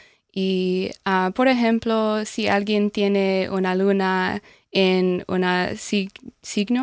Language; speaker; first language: Spanish; non-native, learner; English